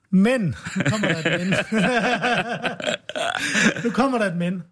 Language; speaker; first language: Danish; native; Danish